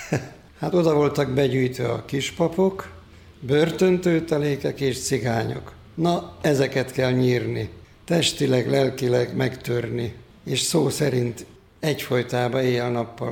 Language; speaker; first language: Hungarian; native; Hungarian